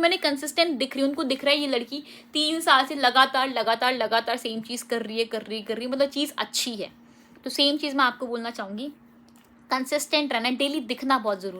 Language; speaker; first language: Hindi; native; Hindi